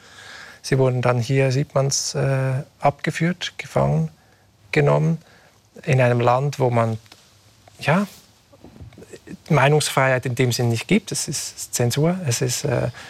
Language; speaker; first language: German; native; German